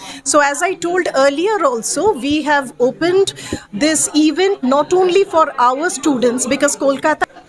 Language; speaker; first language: English; non-native, local second language; Bangla